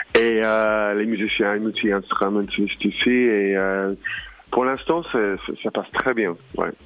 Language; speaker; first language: French; non-native, learner; English